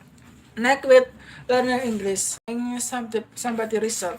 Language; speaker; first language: English; non-native, learner; Indonesian